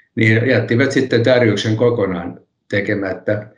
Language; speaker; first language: Finnish; non-native, local second language; Swedish